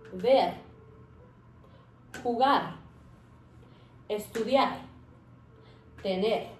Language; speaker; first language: Spanish; early bilingual, heritage; Spanish